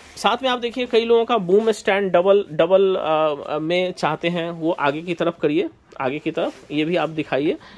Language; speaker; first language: Hindi; native; Hindi